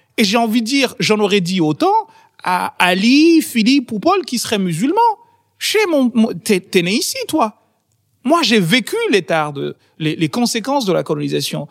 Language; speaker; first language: French; non-native, local second language; Ngazidja Comorian